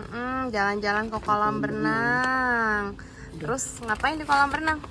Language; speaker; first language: Indonesian; native; Indonesian